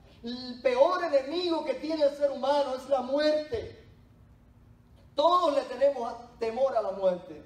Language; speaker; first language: Spanish; native; Spanish